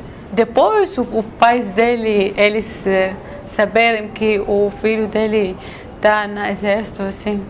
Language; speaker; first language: Portuguese; non-native, learner; Arabic